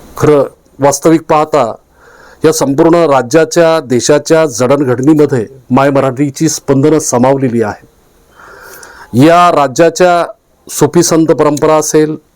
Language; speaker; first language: Marathi; non-native, local second language; Urdu